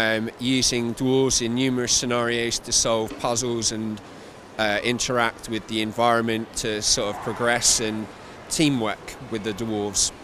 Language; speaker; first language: English; native; English